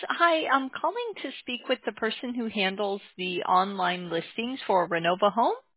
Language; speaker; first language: English; native; English